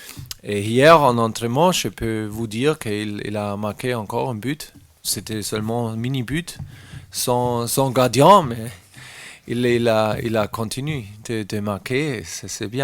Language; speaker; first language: French; non-native, learner; German